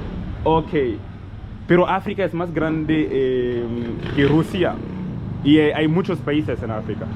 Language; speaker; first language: Spanish; non-native, local second language; French